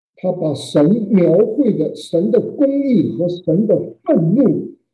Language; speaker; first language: Chinese; native; Chinese